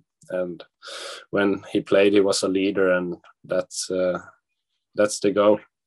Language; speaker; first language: English; non-native, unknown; Swedish